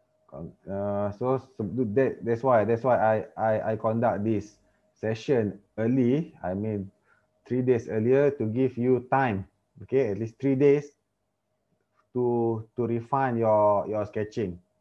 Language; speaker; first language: English; non-native, local second language; Malay